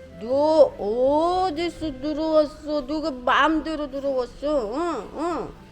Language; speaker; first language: Korean; non-native, fluent; Filipino